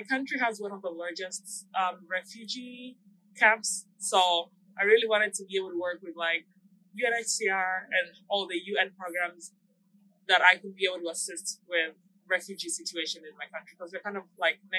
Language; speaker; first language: English; non-native, local second language; Swahili